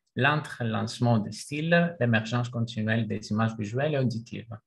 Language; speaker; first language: French; non-native, fluent; Greek